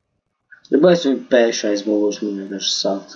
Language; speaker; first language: Latvian; native; Latvian